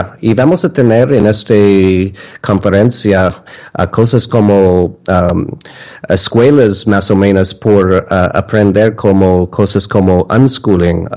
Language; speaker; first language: Spanish; non-native, learner; English